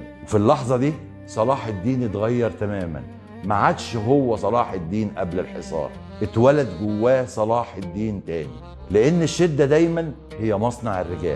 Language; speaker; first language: Arabic; native; Arabic